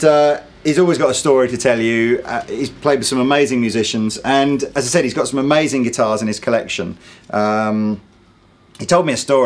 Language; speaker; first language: English; native; English